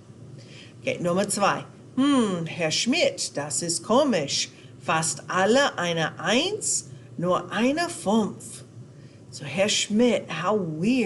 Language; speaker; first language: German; non-native, fluent; English